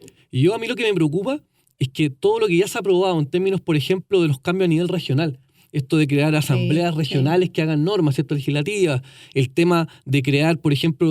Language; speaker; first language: Spanish; native; Spanish